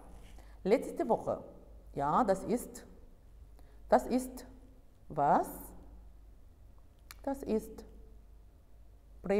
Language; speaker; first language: German; non-native, fluent; Arabic